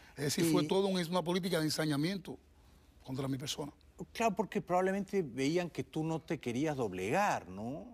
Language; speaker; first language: Spanish; native; Spanish